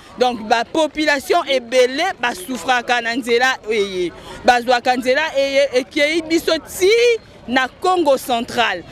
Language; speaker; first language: Lingala; native; Lingala